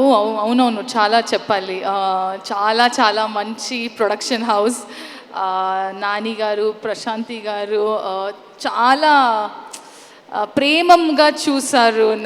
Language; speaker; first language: Telugu; non-native, learner; Kannada